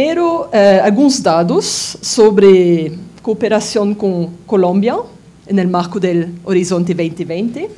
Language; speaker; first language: Spanish; non-native, fluent; French